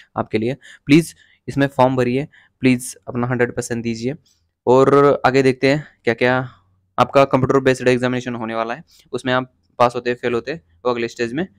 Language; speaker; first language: Hindi; non-native, local second language; Marathi